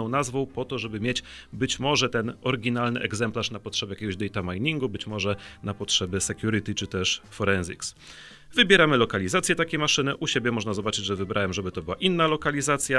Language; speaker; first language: Polish; native; Polish